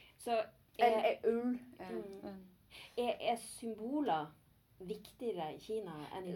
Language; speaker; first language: Norwegian; native; Norwegian